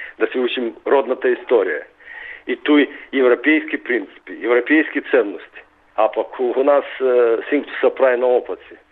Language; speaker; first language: Bulgarian; early bilingual, heritage; Bulgarian